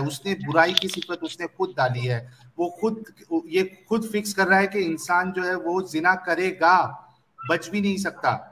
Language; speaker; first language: Hindi; native; Hindi